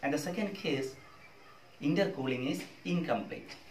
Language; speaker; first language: English; non-native, local second language; Malayalam